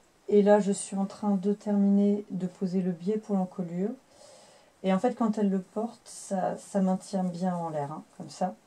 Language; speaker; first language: French; native; French